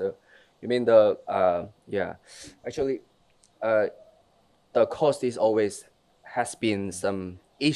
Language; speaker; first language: English; non-native, fluent; Korean